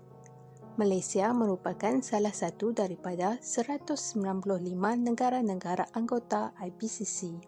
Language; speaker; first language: Malay; native; Malay